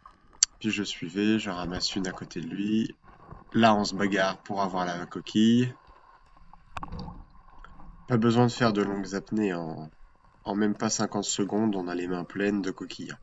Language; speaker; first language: French; native; French